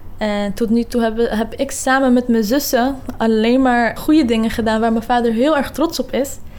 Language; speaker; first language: Dutch; early bilingual, other home language; Kurdish